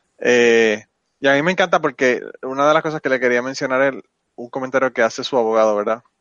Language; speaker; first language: Spanish; native; Spanish